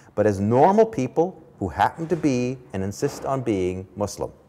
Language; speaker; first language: English; early bilingual, other home language; German